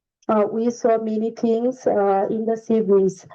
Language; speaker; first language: English; non-native, learner; Bangla